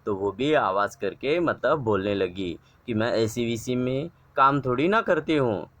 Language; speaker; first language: Hindi; non-native, local second language; Marathi